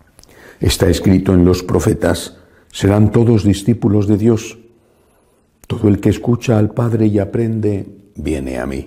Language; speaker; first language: Spanish; native; Spanish